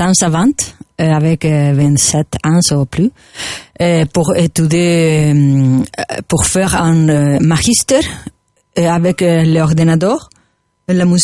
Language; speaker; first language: French; non-native, learner; Spanish